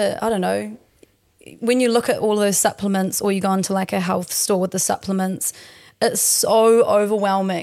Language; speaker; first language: English; native; English